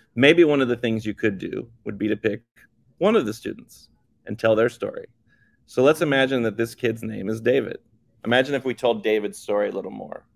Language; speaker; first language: English; native; English